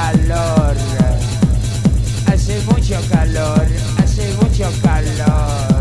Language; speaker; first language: Spanish; non-native, learner; Italian